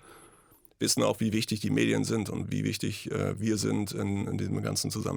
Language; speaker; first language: German; native; German